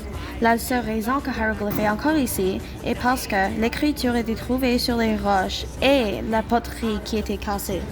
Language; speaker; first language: French; non-native, local second language; English